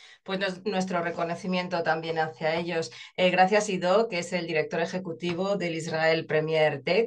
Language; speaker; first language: Spanish; native; Spanish